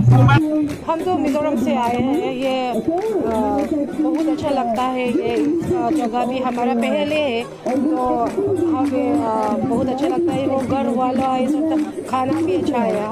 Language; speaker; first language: Hindi; non-native, local second language; Mizo